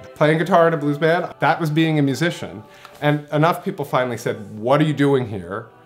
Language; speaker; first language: English; native; English